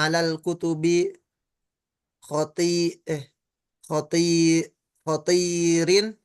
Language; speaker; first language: Arabic; non-native, learner; Indonesian